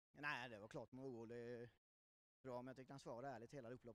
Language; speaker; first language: Swedish; native; Swedish